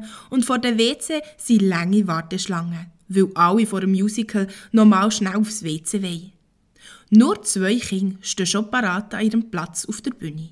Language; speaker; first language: German; native; German